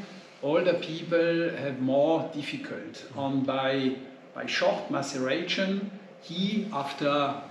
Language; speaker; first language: English; non-native, learner; French